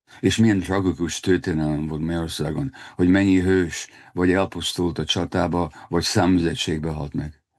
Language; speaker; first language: Hungarian; native; Hungarian